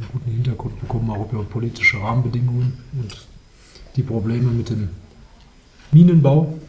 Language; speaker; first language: German; native; German